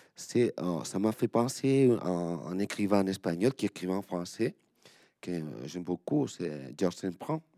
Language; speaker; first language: French; non-native, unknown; Spanish